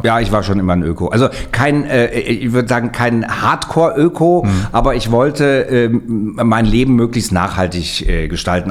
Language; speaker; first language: German; native; German